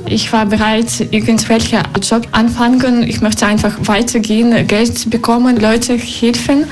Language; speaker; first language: German; non-native, learner; Russian